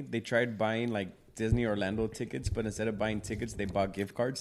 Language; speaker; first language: English; early bilingual, other home language; Spanish